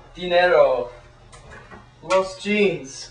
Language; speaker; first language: Spanish; non-native, learner; English